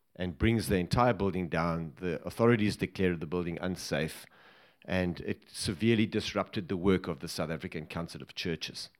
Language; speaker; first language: English; native; English